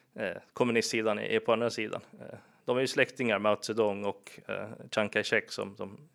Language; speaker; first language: Swedish; early bilingual, other home language; English